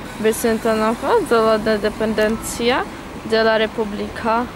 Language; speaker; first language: German; non-native, learner; Russian